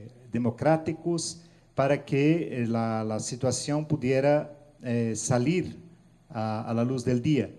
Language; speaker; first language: Spanish; non-native, fluent; Portuguese